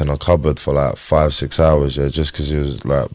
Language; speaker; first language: English; native; English